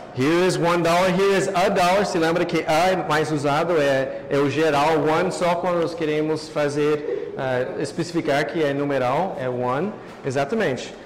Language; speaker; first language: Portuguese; non-native, fluent; English